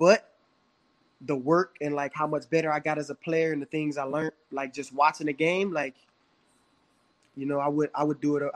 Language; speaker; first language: English; native; English